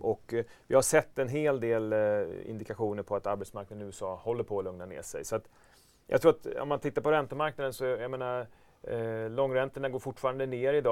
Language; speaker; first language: Swedish; native; Swedish